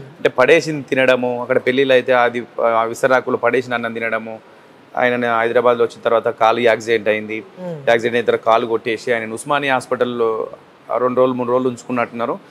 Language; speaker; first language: Telugu; native; Telugu